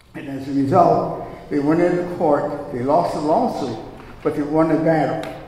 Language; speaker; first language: English; native; English